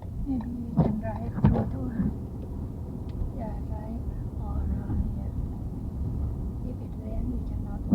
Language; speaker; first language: English; non-native, learner; Thai